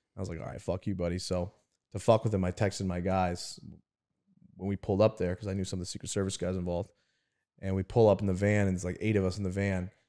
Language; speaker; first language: English; native; English